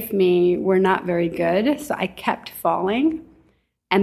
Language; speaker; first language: English; non-native, local second language; Urdu